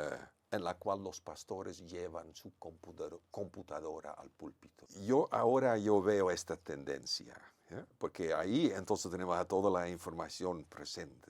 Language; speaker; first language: Spanish; non-native, fluent; Dutch